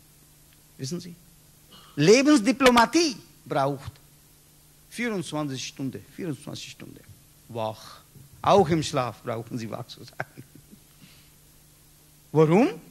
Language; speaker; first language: German; non-native, learner; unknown